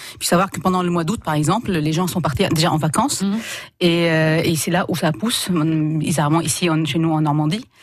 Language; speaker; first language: French; non-native, local second language; Arabic